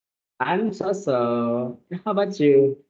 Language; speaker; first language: English; non-native, fluent; Indonesian